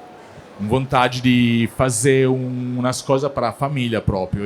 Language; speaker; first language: Portuguese; non-native, learner; Italian